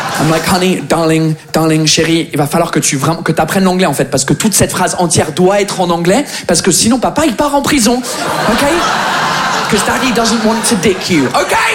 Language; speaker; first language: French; non-native, fluent; English